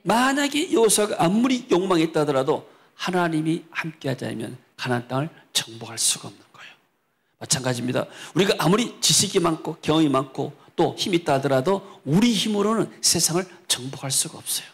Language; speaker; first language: Korean; native; Korean